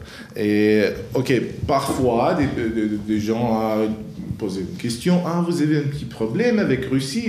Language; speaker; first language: French; non-native, fluent; Ukrainian